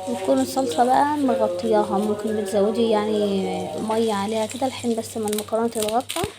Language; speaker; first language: Arabic; native; Arabic